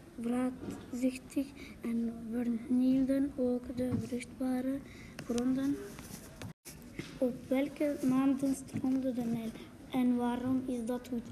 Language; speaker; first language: Dutch; non-native, local second language; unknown